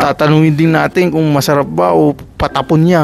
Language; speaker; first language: Filipino; native; Filipino